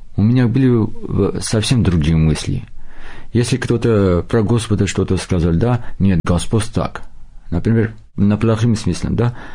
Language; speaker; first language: Russian; non-native, local second language; Armenian